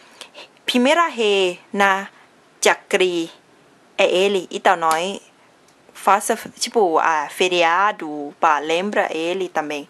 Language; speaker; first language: Portuguese; non-native, learner; Thai